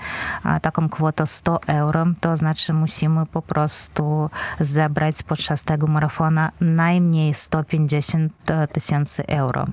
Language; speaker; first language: Polish; non-native, fluent; Belarusian